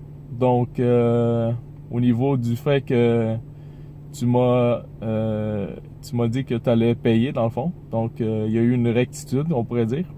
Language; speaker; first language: French; native; French